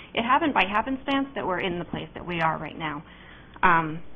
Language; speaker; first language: English; native; English